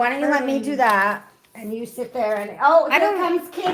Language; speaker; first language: English; native; English